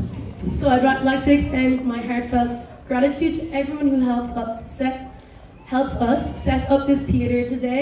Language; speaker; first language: English; native; English